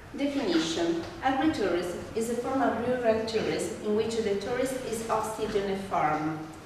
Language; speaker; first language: English; non-native, fluent; Italian